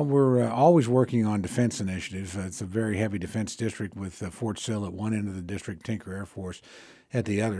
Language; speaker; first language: English; native; English